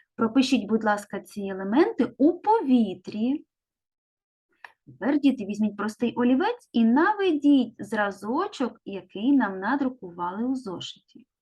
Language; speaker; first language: Ukrainian; native; Ukrainian